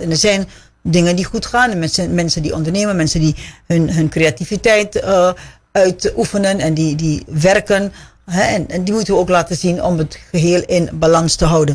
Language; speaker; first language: Dutch; native; Dutch